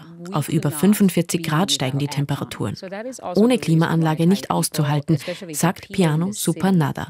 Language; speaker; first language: German; native; German